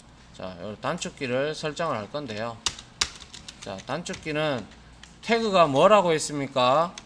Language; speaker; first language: Korean; native; Korean